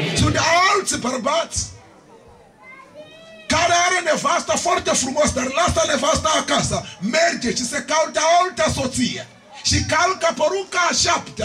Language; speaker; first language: Romanian; non-native, learner; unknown